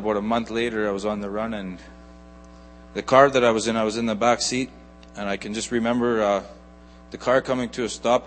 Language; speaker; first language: English; native; English